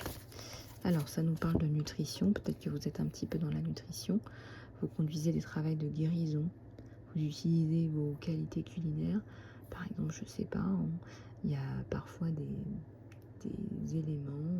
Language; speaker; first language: French; native; French